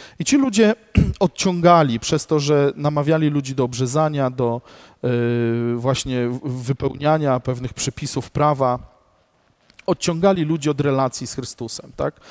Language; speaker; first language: Polish; native; Polish